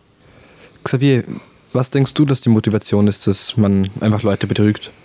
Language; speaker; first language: German; native; German